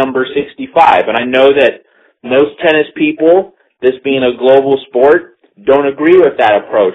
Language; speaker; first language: English; native; English